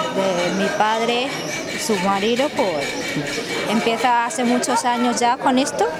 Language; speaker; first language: Spanish; non-native, learner; Thai